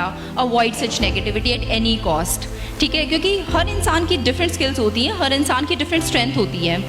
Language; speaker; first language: Hindi; native; Hindi